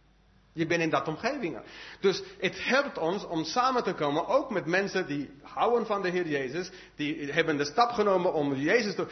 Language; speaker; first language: Dutch; non-native, fluent; English